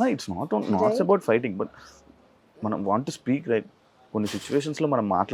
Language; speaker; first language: Telugu; native; Telugu